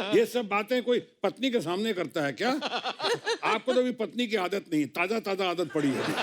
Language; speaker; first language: Hindi; native; Hindi